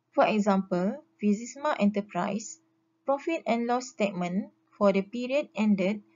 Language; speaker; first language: English; non-native, local second language; Malay